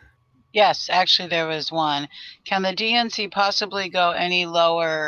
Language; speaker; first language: English; native; English